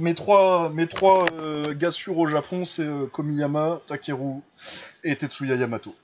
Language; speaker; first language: French; native; French